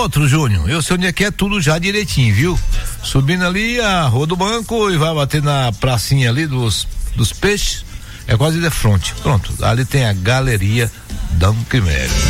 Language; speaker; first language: Portuguese; native; Portuguese